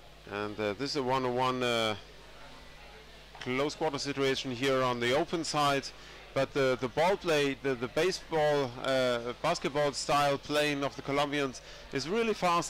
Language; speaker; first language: English; non-native, fluent; German